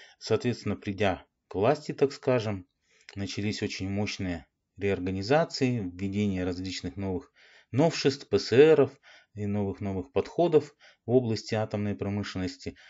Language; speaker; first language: Russian; native; Russian